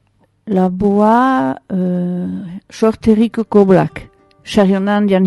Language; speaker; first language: Basque; native; Basque